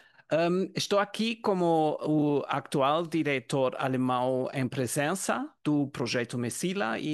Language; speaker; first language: Portuguese; non-native, learner; German